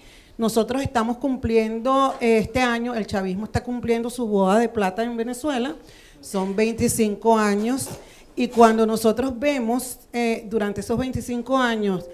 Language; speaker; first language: Spanish; native; Spanish